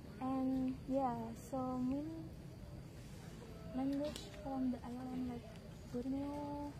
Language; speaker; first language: English; non-native, learner; Javanese